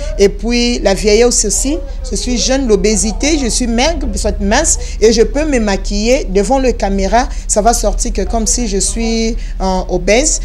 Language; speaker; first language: French; non-native, local second language; Lingala